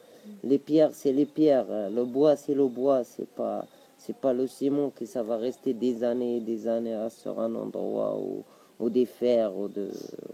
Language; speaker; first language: French; non-native, local second language; Arabic